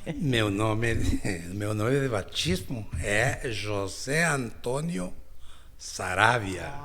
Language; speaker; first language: Portuguese; non-native, fluent; Spanish